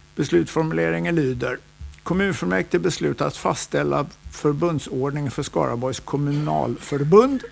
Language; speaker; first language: Swedish; native; Swedish